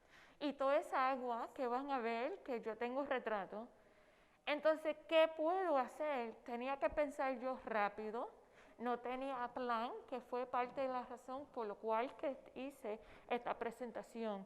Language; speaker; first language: Spanish; non-native, fluent; English